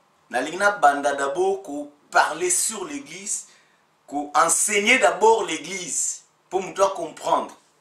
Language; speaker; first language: French; non-native, local second language; Lingala